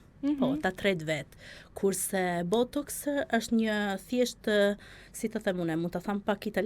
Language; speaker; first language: Albanian; early bilingual, heritage; Albanian